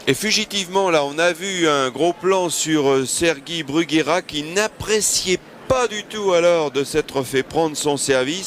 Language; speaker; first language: French; native; French